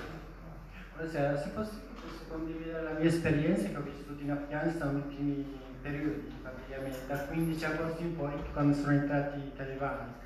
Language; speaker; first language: Italian; non-native, fluent; Persian